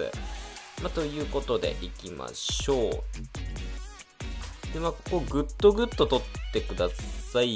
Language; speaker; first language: Japanese; native; Japanese